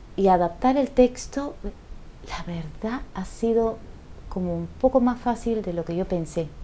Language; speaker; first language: Spanish; non-native, fluent; Dutch